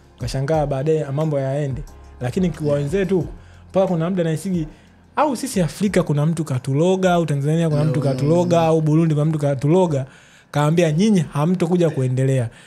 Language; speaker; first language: Swahili; native; Swahili